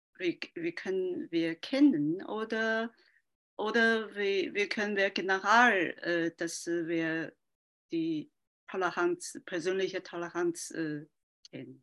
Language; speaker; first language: German; non-native, learner; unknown